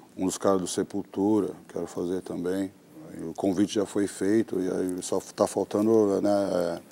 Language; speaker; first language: Portuguese; native; Portuguese